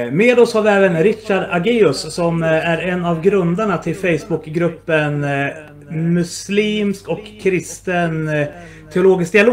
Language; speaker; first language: Swedish; native; Swedish